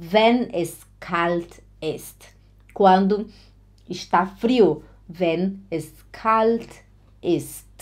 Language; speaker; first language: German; non-native, fluent; Portuguese